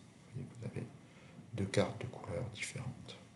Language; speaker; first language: French; native; French